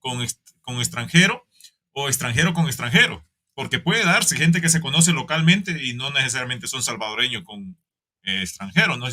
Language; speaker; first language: Spanish; native; Spanish